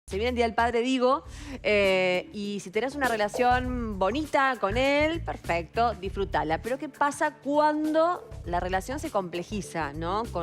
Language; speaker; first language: Spanish; native; Spanish